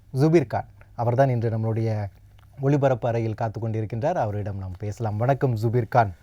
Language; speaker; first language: Tamil; native; Tamil